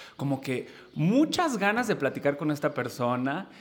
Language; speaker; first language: Spanish; early bilingual, heritage; Spanish